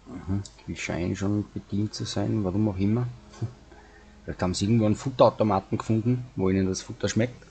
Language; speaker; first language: German; native; German